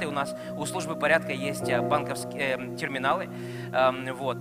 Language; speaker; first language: Russian; native; Russian